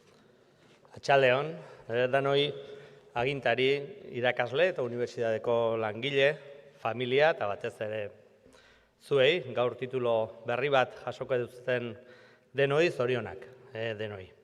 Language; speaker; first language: Basque; native; Basque